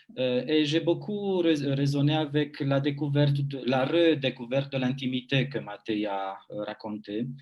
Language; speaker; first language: French; non-native, fluent; Romanian